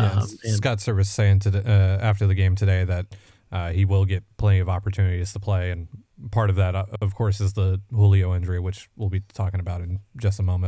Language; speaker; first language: English; native; English